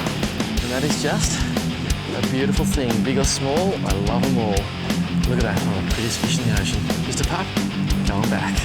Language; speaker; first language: English; native; English